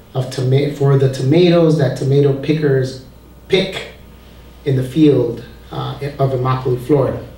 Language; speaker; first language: English; early bilingual, other home language; Spanish